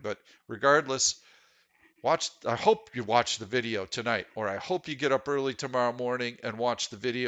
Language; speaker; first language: English; native; English